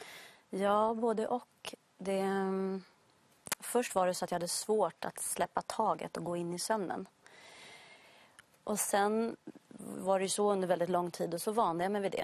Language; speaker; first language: Swedish; native; Swedish